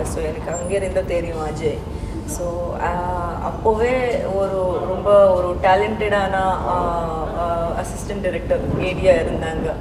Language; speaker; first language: Tamil; non-native, local second language; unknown